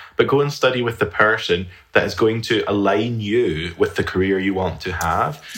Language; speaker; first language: English; native; English